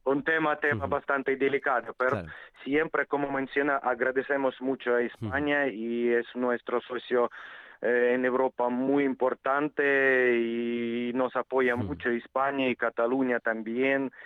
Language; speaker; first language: Spanish; non-native, fluent; Ukrainian